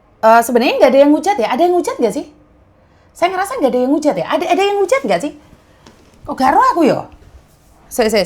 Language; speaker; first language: Indonesian; native; Indonesian